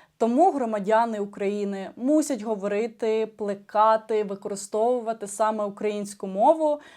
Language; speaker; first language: Ukrainian; non-native, local second language; Russian